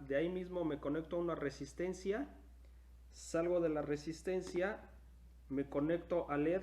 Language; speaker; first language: Spanish; native; Spanish